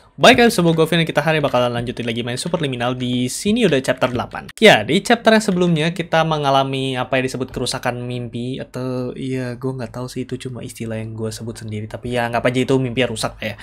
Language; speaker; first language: Indonesian; native; Indonesian